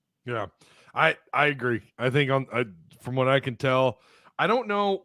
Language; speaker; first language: English; native; English